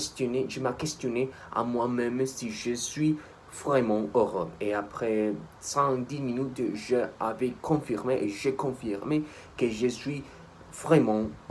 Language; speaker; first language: French; non-native, learner; Spanish